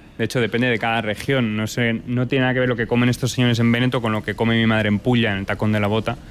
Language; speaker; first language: Spanish; native; Spanish